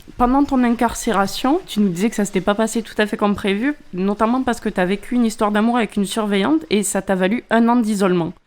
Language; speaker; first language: French; native; French